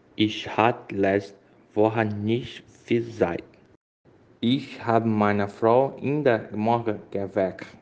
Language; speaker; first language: German; non-native, learner; Portuguese